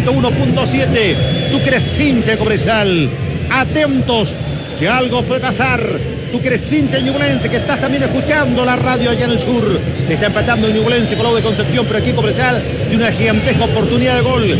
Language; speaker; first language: Spanish; native; Spanish